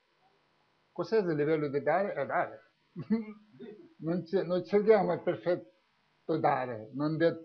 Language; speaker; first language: Italian; non-native, learner; Tibetan